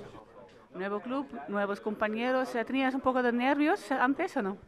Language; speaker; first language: Spanish; non-native, fluent; Dutch